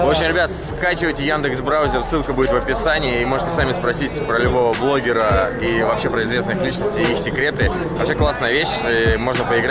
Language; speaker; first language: Russian; native; Russian